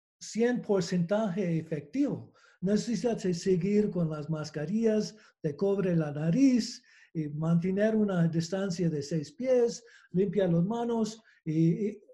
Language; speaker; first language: Spanish; non-native, learner; English